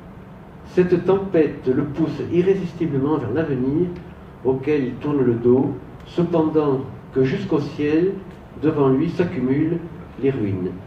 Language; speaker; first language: French; native; French